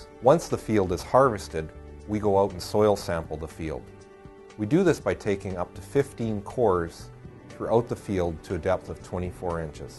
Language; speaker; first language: English; native; English